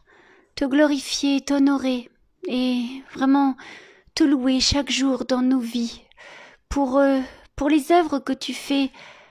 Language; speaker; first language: French; native; French